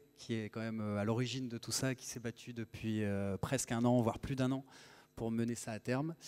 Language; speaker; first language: French; native; French